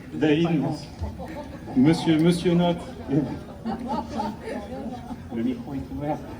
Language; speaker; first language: French; native; French